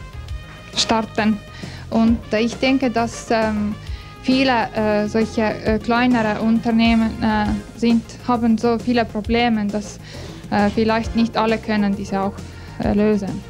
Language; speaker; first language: German; non-native, learner; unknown